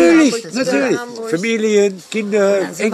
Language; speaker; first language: German; non-native, fluent; Dutch